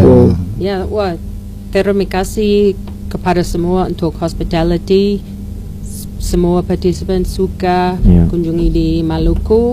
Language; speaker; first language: Indonesian; non-native, learner; English